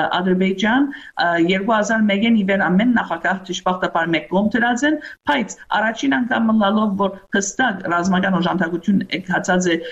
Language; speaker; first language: Armenian; early bilingual, heritage; Armenian